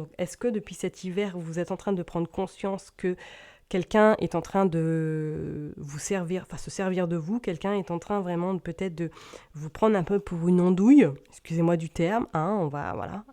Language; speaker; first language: French; native; French